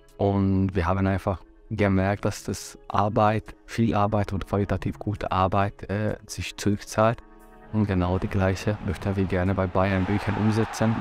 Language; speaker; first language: German; non-native, fluent; Hungarian